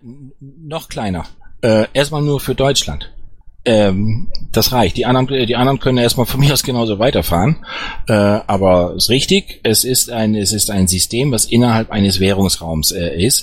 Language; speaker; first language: German; native; German